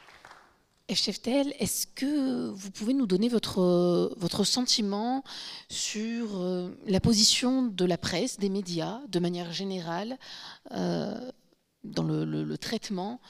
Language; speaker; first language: French; native; French